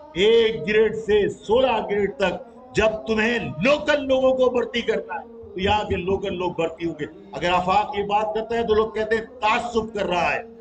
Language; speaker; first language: Urdu; native; Urdu